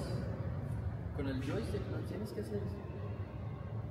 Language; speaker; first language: Spanish; non-native, learner; Swedish